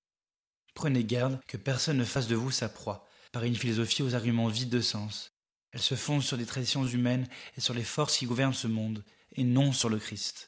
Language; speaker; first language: French; native; French